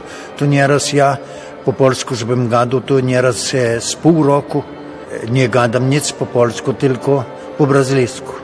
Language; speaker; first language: Polish; early bilingual, heritage; Polish